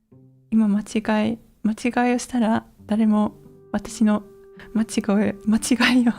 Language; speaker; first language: Japanese; non-native, learner; English